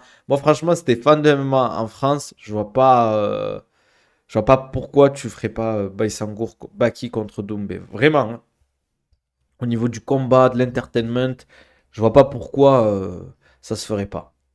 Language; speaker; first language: French; native; French